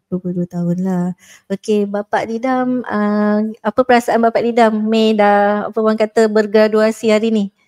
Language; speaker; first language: Malay; native; Malay